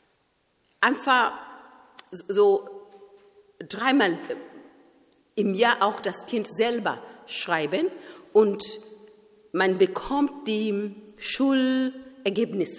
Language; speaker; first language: German; non-native, fluent; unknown